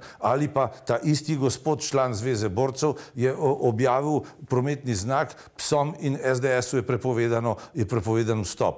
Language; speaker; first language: Slovenian; native; Slovenian